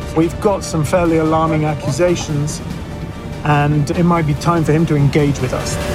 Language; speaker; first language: English; native; English